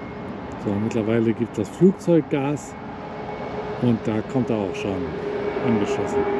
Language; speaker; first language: German; native; German